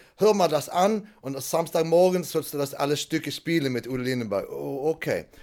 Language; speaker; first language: German; non-native, fluent; Swedish